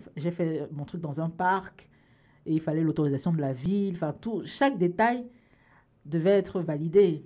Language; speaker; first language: French; native; French